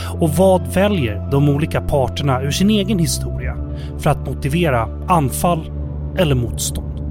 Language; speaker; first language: Swedish; native; Swedish